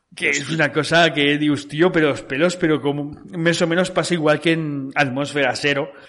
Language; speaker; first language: Spanish; non-native, local second language; Catalan